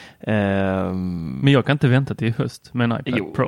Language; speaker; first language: Swedish; native; Swedish